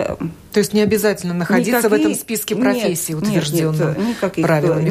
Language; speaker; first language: Russian; native; Russian